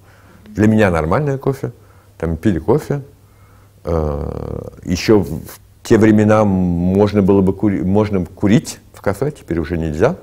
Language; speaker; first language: Russian; early bilingual, heritage; Russian